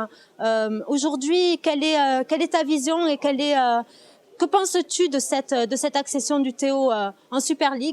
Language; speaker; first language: French; native; French